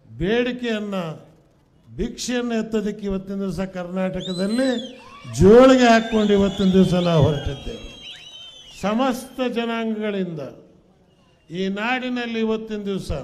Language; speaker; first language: Kannada; non-native, local second language; Urdu